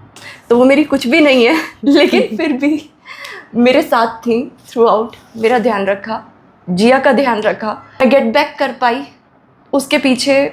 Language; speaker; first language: Hindi; native; Hindi